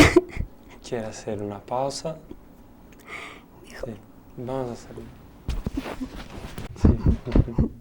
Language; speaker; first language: Spanish; non-native, learner; Portuguese